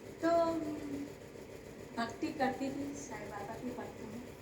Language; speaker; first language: Hindi; non-native, local second language; Gujarati